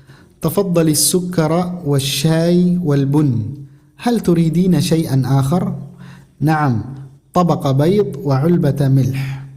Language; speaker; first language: Arabic; non-native, fluent; Indonesian